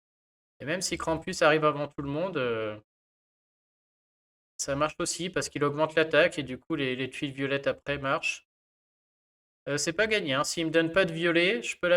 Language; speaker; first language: French; native; French